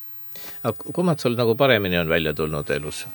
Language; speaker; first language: Estonian; native; Estonian